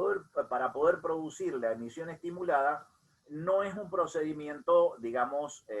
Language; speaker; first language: Spanish; native; Spanish